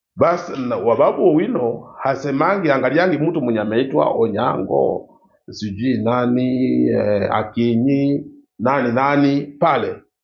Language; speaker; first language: Swahili; non-native, local second language; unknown